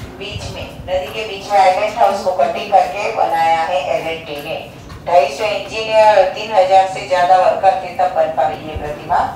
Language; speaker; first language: Hindi; non-native, local second language; Gujarati